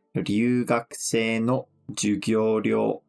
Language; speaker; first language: Japanese; non-native, fluent; English